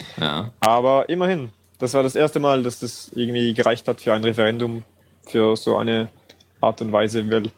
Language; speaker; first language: German; native; German